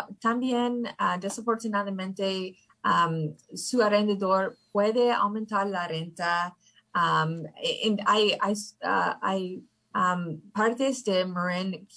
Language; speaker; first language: Spanish; early bilingual, heritage; English